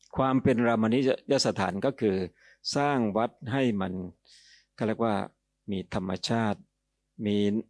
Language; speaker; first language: Thai; native; Thai